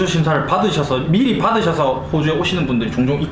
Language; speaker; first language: Korean; native; Korean